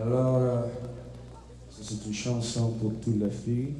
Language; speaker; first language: French; non-native, local second language; English